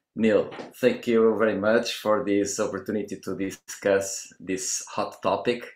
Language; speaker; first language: English; non-native, fluent; Portuguese